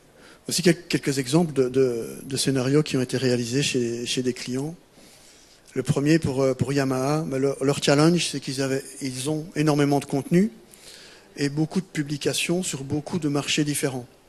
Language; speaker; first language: French; native; French